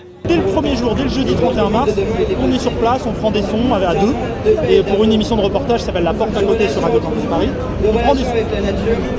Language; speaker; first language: French; native; French